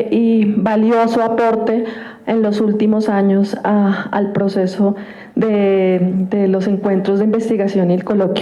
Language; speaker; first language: Spanish; native; Spanish